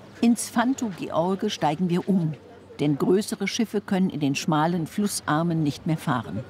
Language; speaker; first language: German; native; German